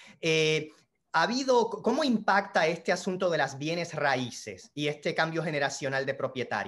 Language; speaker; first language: Spanish; native; Spanish